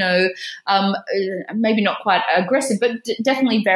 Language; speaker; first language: English; native; English